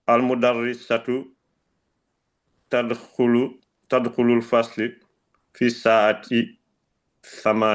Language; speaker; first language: Arabic; non-native, learner; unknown